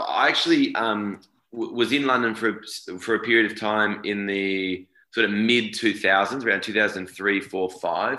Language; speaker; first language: English; native; English